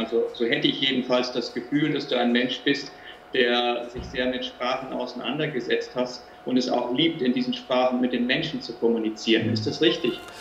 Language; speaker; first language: German; native; German